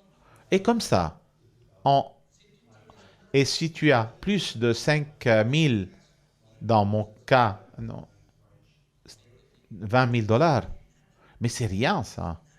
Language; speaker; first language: French; non-native, fluent; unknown